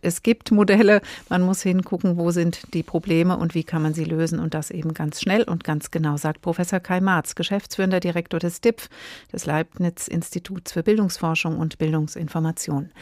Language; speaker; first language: German; native; German